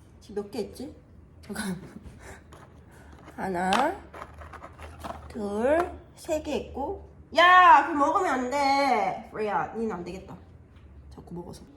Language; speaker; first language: Korean; native; Korean